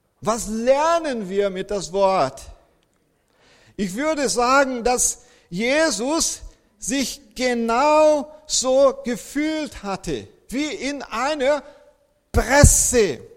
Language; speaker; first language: German; non-native, fluent; Portuguese